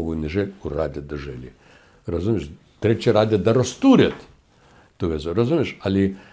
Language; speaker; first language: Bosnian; non-native, learner; Russian